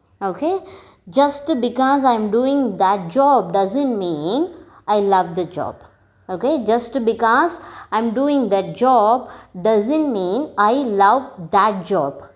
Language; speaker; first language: English; non-native, local second language; Tamil